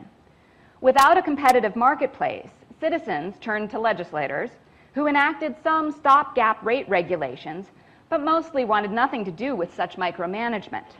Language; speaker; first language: English; native; English